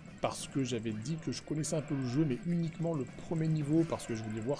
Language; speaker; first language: French; native; French